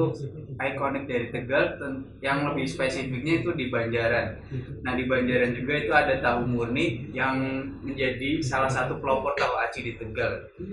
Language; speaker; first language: Indonesian; non-native, local second language; Javanese